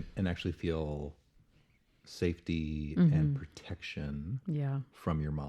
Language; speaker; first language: English; native; English